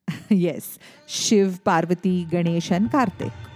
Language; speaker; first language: English; non-native, local second language; Marathi